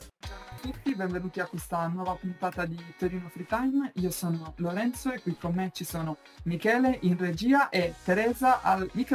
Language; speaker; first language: Italian; native; Italian